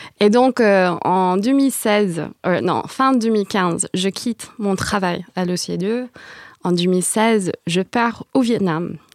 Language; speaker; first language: French; non-native, fluent; English